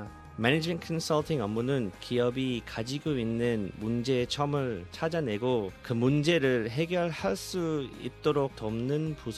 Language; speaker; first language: Korean; early bilingual, heritage; Korean